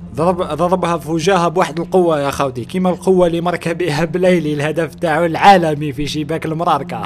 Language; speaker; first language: Arabic; native; Arabic